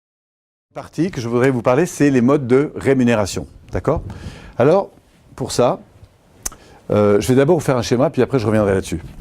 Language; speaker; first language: French; native; French